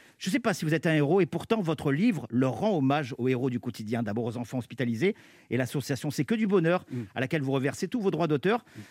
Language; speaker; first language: French; native; French